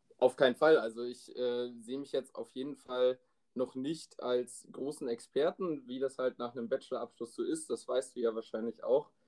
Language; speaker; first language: German; native; German